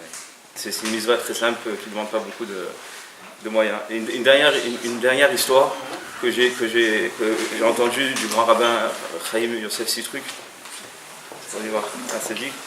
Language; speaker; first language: French; native; French